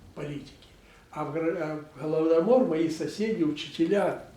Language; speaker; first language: Russian; non-native, local second language; Ukrainian